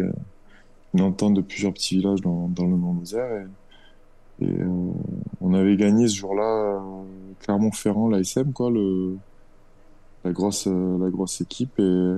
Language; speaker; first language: French; native; French